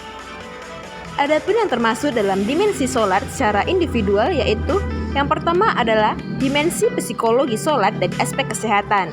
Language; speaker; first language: Indonesian; native; Indonesian